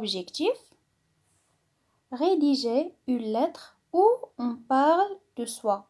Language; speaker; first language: French; non-native, local second language; Arabic